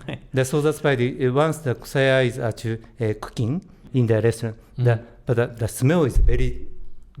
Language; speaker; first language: English; non-native, learner; Japanese